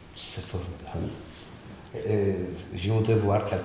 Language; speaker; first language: French; non-native, fluent; Turkish